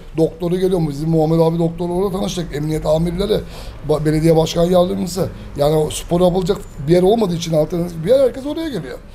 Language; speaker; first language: Turkish; early bilingual, heritage; Turkish